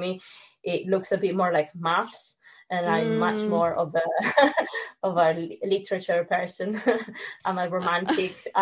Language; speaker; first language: English; non-native, fluent; Italian